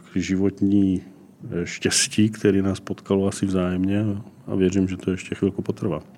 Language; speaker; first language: Czech; native; Czech